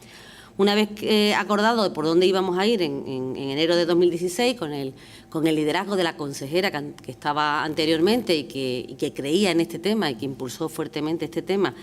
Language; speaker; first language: Spanish; native; Spanish